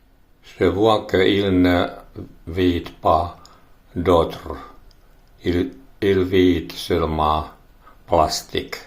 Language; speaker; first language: French; non-native, learner; Finnish